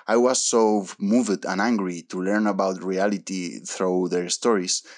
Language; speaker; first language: English; early bilingual, other home language; Spanish